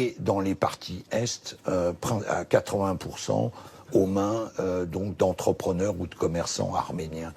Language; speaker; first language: French; native; French